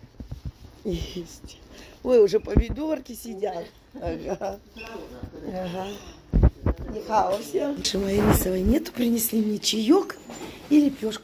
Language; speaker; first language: Russian; native; Russian